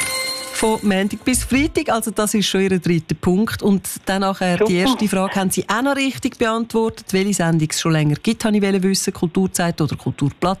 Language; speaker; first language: German; native; German